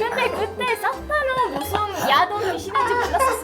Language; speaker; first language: Korean; early bilingual, other home language; Italian